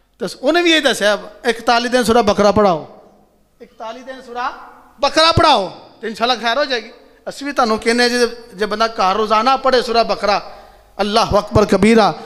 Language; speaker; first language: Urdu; non-native, local second language; Punjabi